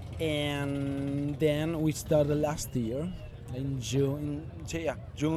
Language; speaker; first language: English; non-native, learner; Italian